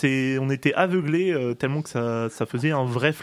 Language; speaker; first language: French; native; French